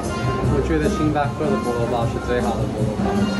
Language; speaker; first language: Chinese; non-native, fluent; English